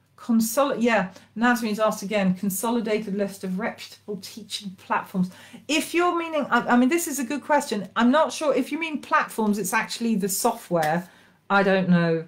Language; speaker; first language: English; native; English